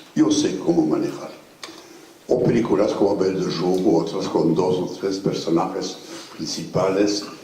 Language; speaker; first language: Spanish; non-native, fluent; French